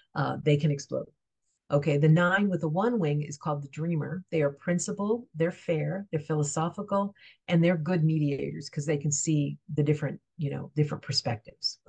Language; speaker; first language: English; native; English